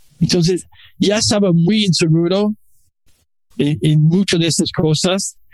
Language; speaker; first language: Spanish; non-native, learner; English